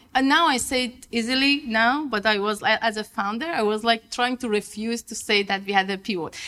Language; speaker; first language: English; non-native, fluent; Persian